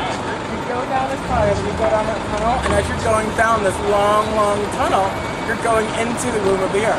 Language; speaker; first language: English; native; English